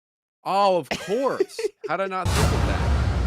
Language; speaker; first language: English; native; English